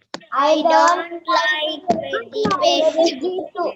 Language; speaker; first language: English; non-native, learner; Sinhala